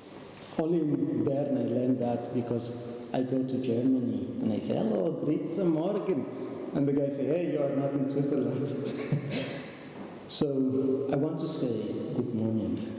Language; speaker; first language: English; non-native, learner; Arabic